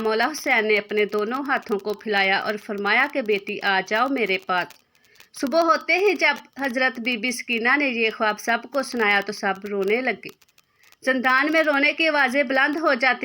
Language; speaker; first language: Urdu; native; Urdu